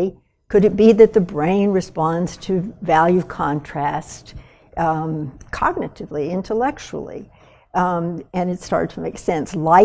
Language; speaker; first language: English; native; English